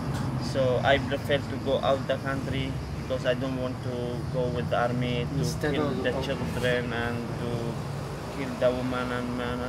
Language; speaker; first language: English; non-native, learner; Arabic